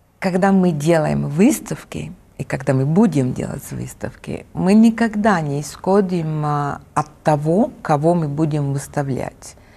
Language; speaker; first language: Russian; non-native, fluent; Italian